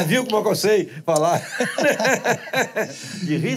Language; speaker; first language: Portuguese; native; Portuguese